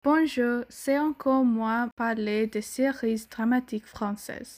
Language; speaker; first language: French; non-native, learner; English